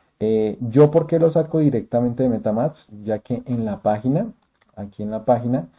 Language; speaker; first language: Spanish; native; Spanish